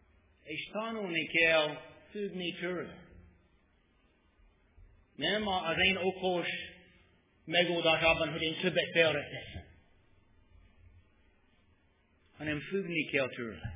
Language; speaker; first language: Hungarian; non-native, learner; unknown